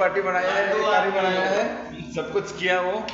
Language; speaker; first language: Hindi; non-native, learner; Bangla